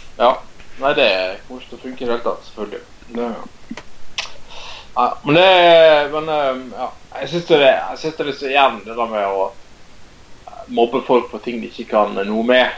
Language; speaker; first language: Norwegian; native; Norwegian